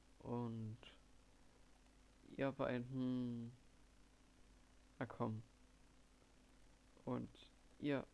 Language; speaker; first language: German; native; German